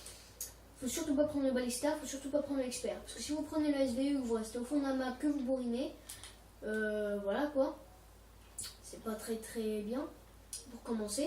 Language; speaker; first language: French; native; French